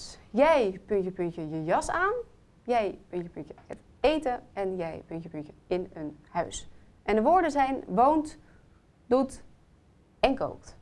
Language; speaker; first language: Dutch; native; Dutch